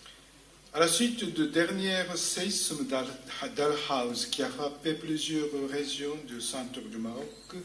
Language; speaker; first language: French; non-native, fluent; Japanese